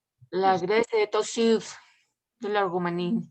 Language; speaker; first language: French; non-native, learner; Spanish